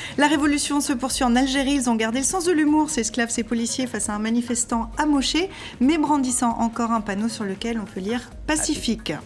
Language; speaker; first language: French; native; French